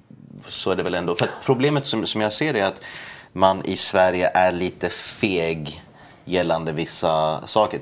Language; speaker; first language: Swedish; early bilingual, other home language; Persian